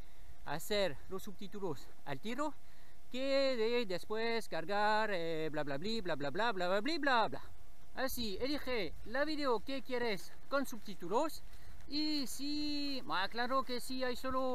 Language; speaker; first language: Spanish; non-native, learner; French